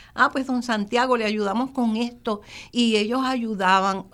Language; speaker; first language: Spanish; native; Spanish